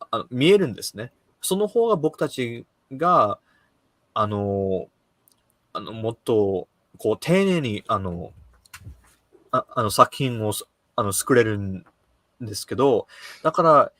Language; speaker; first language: Japanese; early bilingual, heritage; Japanese